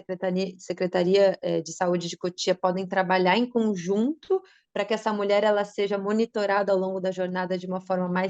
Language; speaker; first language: Portuguese; native; Portuguese